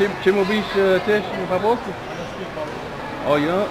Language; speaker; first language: Polish; non-native, learner; English